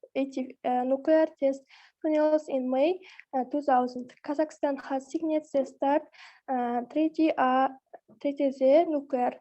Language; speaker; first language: English; non-native, learner; Kazakh